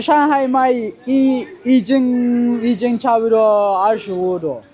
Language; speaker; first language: Chinese; non-native, learner; Amharic